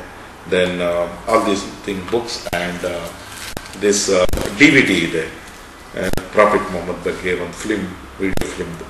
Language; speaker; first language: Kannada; non-native, local second language; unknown